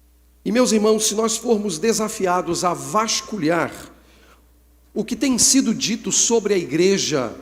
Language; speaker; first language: Portuguese; native; Portuguese